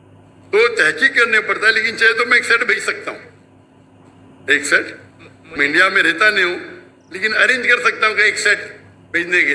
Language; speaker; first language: Hindi; non-native, local second language; Konkani